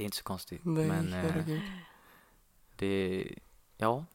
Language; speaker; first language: Swedish; non-native, fluent; Arabic